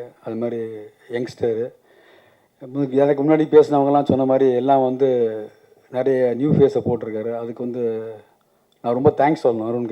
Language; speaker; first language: Tamil; native; Tamil